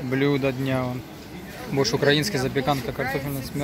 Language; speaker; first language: Russian; native; Russian